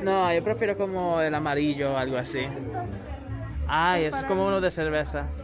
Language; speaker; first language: Spanish; non-native, learner; English